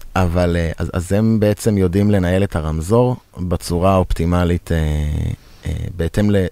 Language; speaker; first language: Hebrew; native; Hebrew